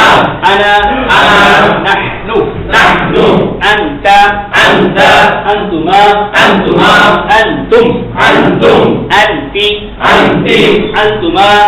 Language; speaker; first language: Arabic; non-native, fluent; Bangla